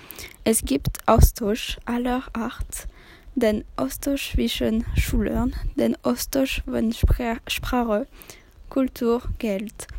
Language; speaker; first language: German; non-native, learner; French